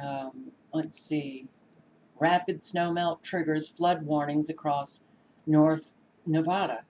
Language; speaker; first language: English; native; English